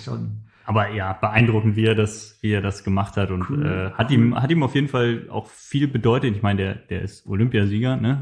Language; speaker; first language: German; native; German